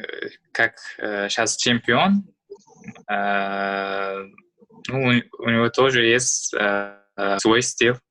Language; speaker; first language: Russian; non-native, learner; Uzbek